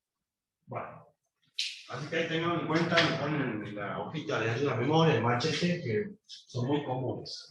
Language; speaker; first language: Spanish; native; Spanish